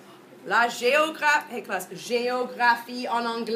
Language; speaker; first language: French; non-native, fluent; English